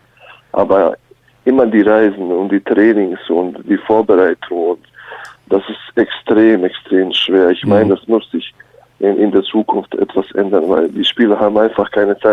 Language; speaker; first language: German; early bilingual, other home language; Bosnian